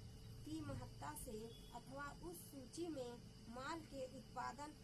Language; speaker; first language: Hindi; native; Hindi